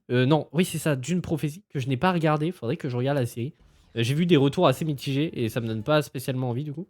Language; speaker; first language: French; native; French